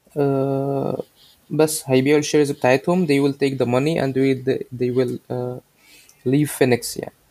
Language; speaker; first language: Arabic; native; Arabic